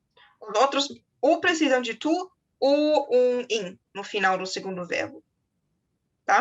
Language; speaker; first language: Portuguese; non-native, fluent; German